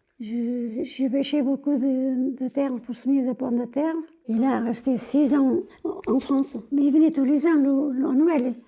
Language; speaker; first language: French; non-native, fluent; Portuguese